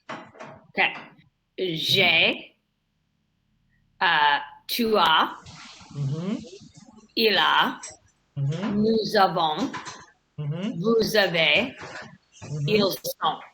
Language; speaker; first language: French; non-native, learner; English